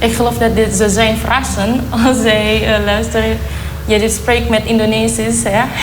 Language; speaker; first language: Dutch; non-native, learner; Indonesian